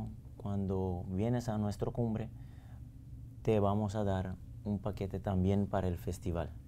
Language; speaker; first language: Spanish; non-native, fluent; Papiamento